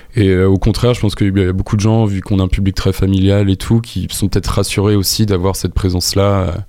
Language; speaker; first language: French; native; French